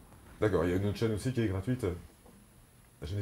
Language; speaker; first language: French; native; French